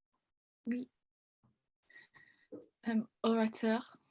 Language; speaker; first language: French; non-native, learner; English